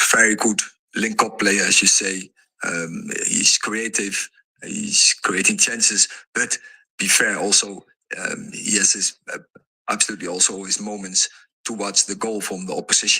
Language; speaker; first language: English; non-native, fluent; Dutch